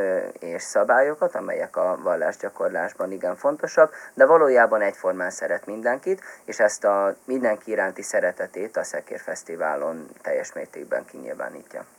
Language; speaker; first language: Hungarian; native; Hungarian